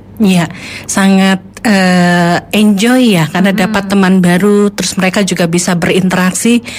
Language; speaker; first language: Indonesian; native; Indonesian